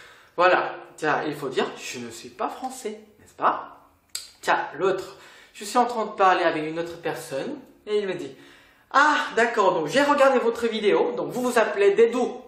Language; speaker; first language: French; non-native, fluent; Korean